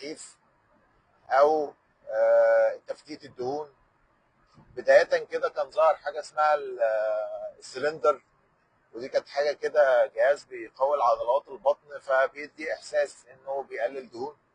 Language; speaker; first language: Arabic; native; Arabic